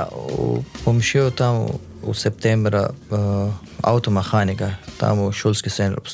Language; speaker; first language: Slovenian; non-native, learner; Urdu